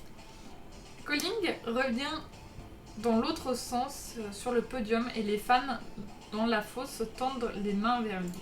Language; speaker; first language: French; native; French